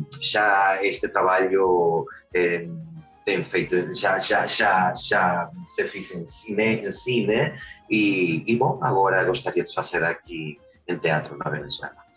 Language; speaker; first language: Portuguese; early bilingual, heritage; Spanish